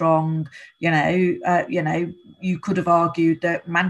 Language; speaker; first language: English; native; English